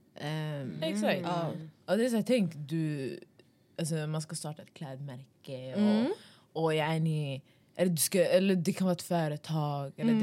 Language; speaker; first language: Swedish; early bilingual, other home language; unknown